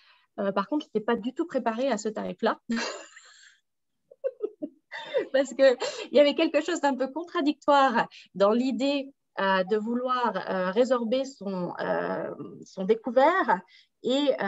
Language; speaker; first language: French; native; French